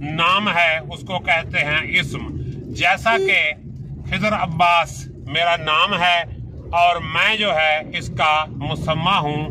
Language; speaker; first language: Urdu; native; Urdu